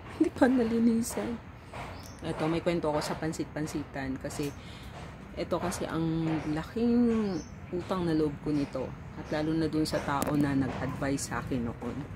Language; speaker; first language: Filipino; non-native, local second language; Cebuano